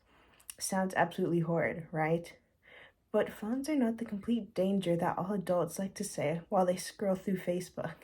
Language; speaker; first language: English; native; English